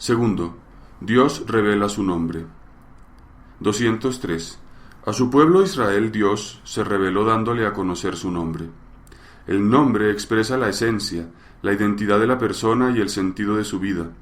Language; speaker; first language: Spanish; native; Spanish